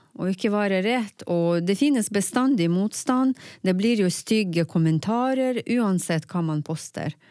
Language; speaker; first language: Norwegian; non-native, fluent; Ukrainian